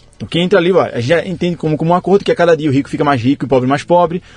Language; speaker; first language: Portuguese; native; Portuguese